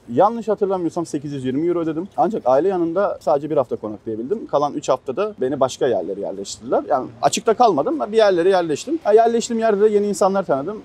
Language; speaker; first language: Turkish; native; Turkish